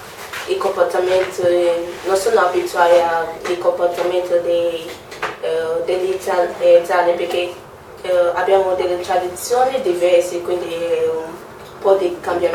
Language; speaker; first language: Italian; non-native, learner; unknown